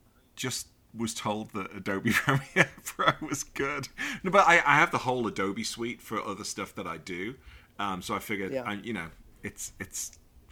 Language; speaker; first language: English; native; English